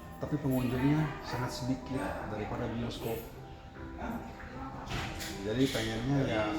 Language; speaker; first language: Indonesian; native; Indonesian